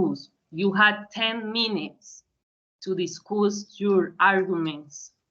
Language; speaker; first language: English; non-native, fluent; Spanish